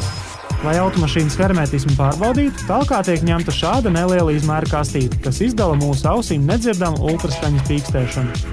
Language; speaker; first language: Latvian; native; Latvian